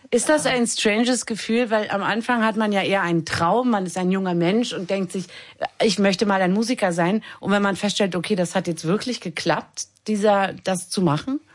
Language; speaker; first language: German; native; German